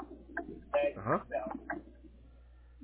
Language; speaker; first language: English; non-native, fluent; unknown